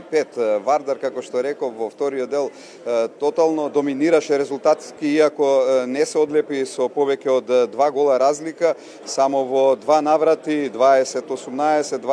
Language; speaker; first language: Macedonian; native; Macedonian